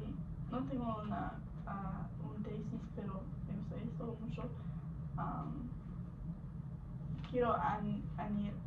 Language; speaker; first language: Spanish; non-native, learner; English